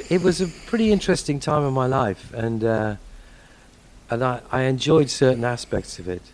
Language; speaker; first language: English; native; English